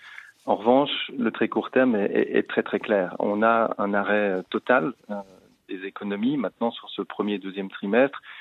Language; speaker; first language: French; native; French